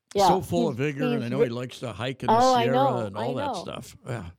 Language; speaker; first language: English; native; English